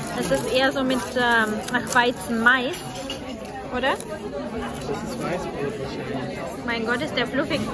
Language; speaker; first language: German; early bilingual, other home language; Russian